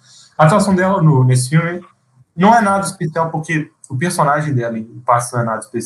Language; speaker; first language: Portuguese; native; Portuguese